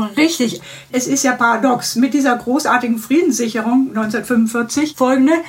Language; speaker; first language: German; native; German